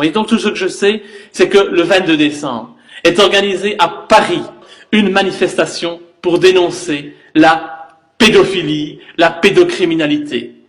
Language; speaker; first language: French; native; French